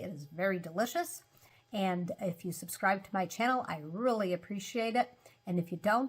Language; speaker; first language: English; native; English